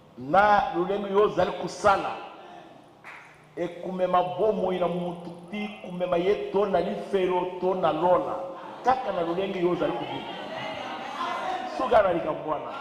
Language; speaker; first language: Lingala; native; Lingala